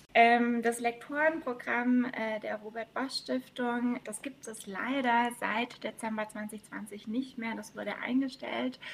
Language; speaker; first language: German; native; German